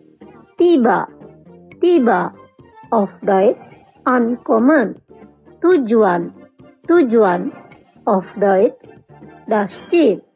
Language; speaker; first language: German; non-native, fluent; Indonesian